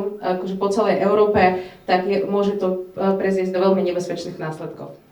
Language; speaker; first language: Slovak; non-native, fluent; Ukrainian